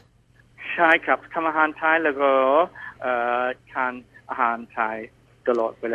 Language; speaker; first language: Thai; non-native, fluent; English